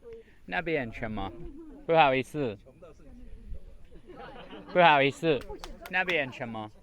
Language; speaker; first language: Chinese; non-native, learner; English